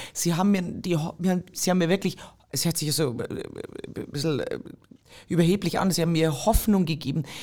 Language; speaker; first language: German; native; German